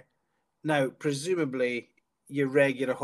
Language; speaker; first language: English; native; English